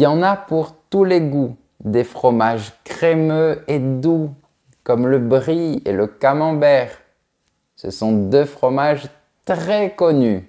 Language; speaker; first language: French; native; French